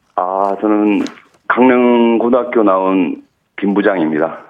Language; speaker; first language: Korean; native; Korean